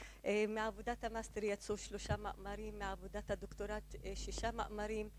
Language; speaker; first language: Hebrew; non-native, local second language; Arabic